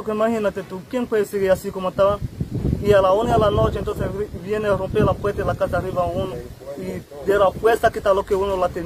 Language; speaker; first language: Spanish; non-native, learner; Haitian Creole